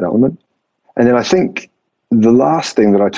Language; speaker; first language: English; native; English